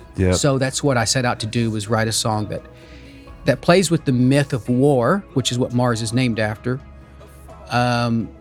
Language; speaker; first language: English; early bilingual, other home language; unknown